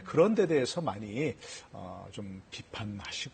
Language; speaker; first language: Korean; native; Korean